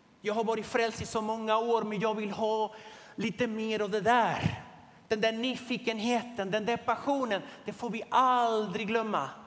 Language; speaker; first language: Swedish; non-native, fluent; Spanish